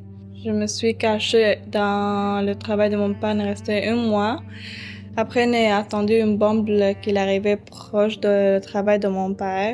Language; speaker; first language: French; early bilingual, other home language; Arabic